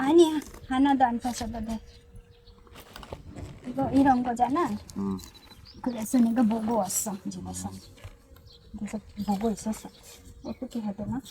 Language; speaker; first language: Korean; non-native, learner; Bangla